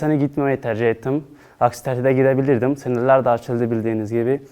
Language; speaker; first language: Turkish; non-native, fluent; Persian